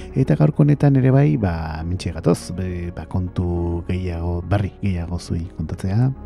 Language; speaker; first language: Basque; native; Basque